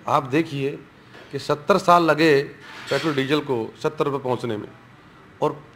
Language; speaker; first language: Hindi; native; Hindi